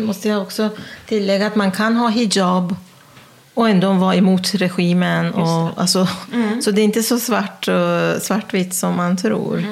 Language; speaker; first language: Swedish; non-native, fluent; Persian